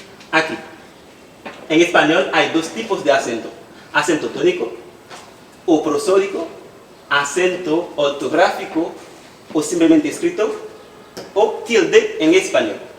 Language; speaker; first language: Spanish; non-native, fluent; Haitian Creole